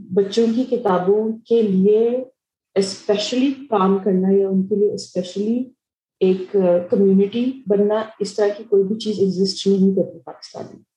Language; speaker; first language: Urdu; native; Urdu